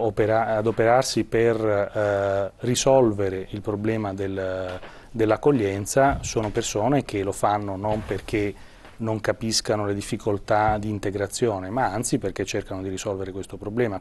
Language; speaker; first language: Italian; native; Italian